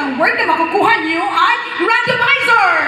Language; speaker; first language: Filipino; native; Filipino